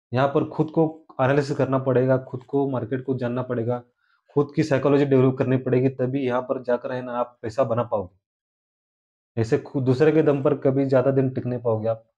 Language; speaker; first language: Hindi; non-native, local second language; Marathi